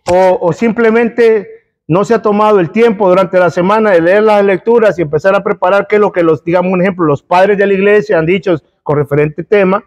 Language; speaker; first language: Spanish; native; Spanish